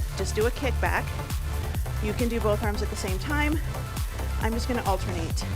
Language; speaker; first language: English; native; English